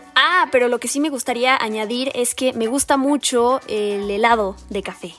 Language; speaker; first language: Spanish; native; Spanish